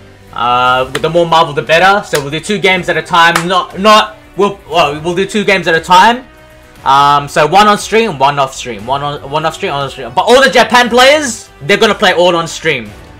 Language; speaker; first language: English; native; English